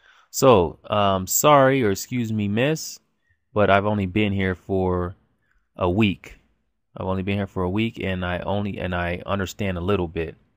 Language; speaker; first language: English; native; English